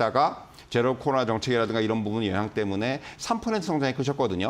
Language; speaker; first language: Korean; native; Korean